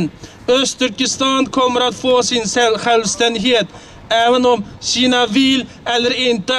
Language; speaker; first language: Swedish; non-native, fluent; Uyghur